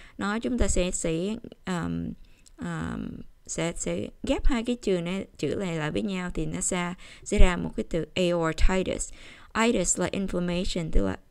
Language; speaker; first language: Vietnamese; early bilingual, heritage; Vietnamese